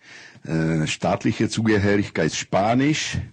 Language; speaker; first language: German; non-native, learner; Czech